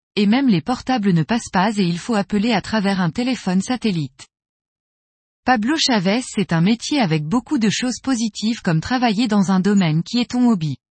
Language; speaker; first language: French; non-native, fluent; Spanish